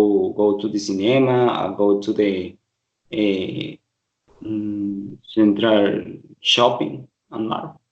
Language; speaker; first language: English; non-native, learner; Spanish